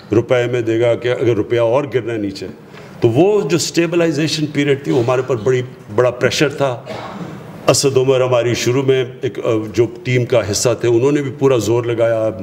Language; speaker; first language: Urdu; native; Urdu